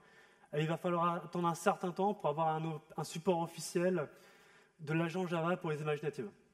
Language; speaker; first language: French; native; French